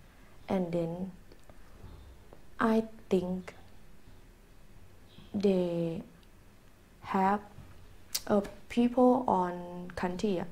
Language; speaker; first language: English; non-native, learner; Thai